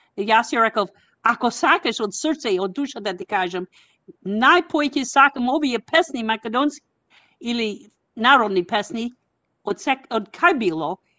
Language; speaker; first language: Macedonian; non-native, fluent; English